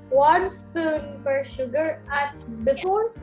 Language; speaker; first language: English; non-native, learner; Indonesian